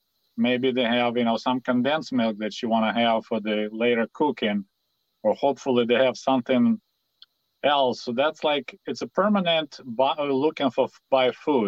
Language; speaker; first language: English; non-native, fluent; Russian